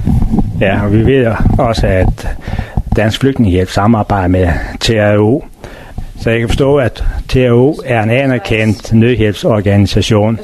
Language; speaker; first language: Danish; native; Danish